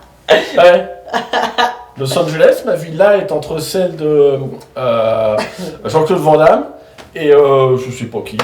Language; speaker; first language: French; native; French